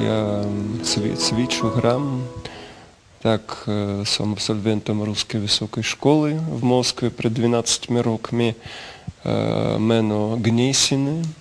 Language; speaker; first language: Slovak; non-native, learner; Russian